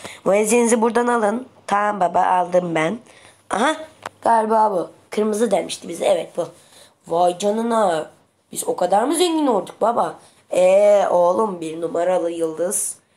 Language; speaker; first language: Turkish; native; Turkish